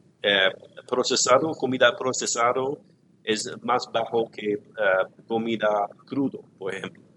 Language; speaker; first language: Spanish; non-native, learner; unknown